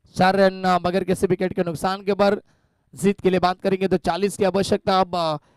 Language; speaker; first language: Hindi; non-native, local second language; Marathi